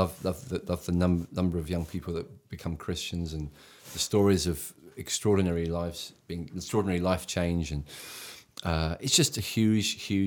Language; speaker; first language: English; native; English